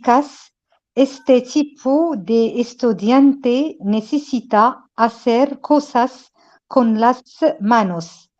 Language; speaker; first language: Spanish; non-native, learner; Arabic